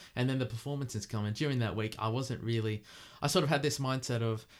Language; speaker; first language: English; native; English